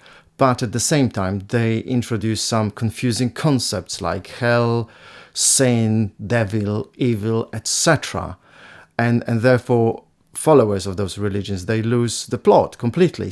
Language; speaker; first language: English; non-native, fluent; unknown